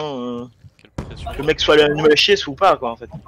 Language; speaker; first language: French; native; French